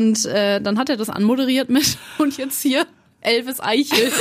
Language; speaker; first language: German; native; German